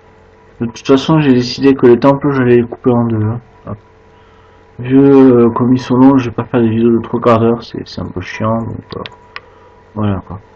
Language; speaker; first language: French; native; French